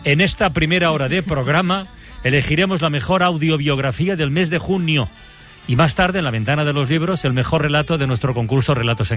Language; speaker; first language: Spanish; native; Spanish